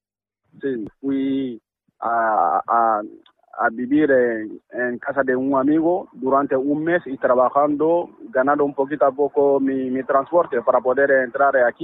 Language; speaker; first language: Spanish; non-native, learner; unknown